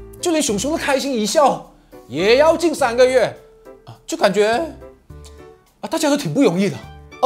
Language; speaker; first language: Chinese; native; Chinese